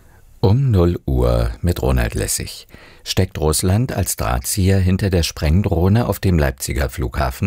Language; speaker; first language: German; native; German